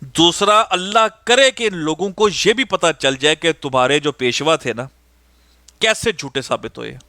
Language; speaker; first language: Urdu; non-native, local second language; Punjabi